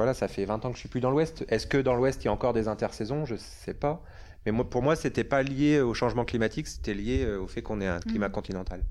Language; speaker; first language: French; native; French